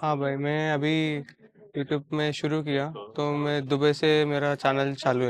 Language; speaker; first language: Hindi; non-native, local second language; Telugu